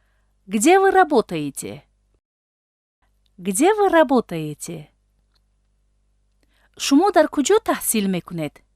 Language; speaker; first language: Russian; non-native, fluent; Tajik